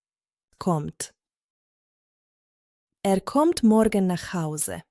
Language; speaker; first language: German; non-native, fluent; Croatian